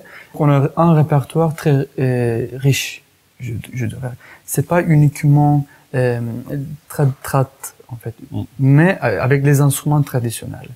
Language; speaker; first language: French; non-native, fluent; Kurdish